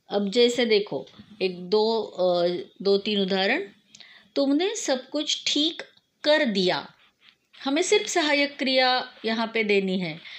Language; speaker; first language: Hindi; non-native, local second language; Marathi